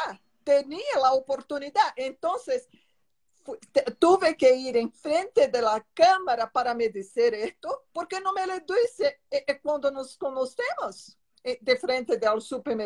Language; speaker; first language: Spanish; non-native, learner; Portuguese